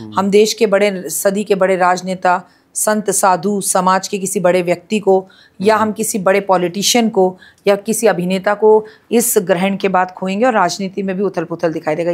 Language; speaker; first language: Hindi; native; Hindi